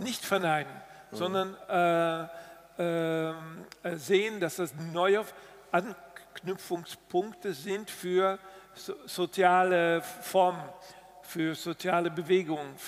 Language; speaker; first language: German; non-native, fluent; Dutch